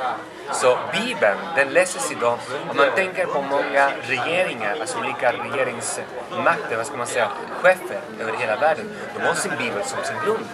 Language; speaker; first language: Swedish; non-native, fluent; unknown